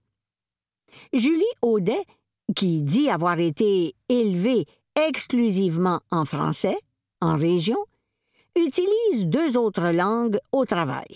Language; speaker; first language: French; native; French